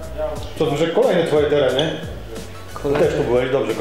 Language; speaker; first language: Polish; native; Polish